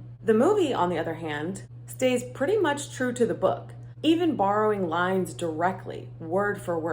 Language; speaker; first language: English; native; English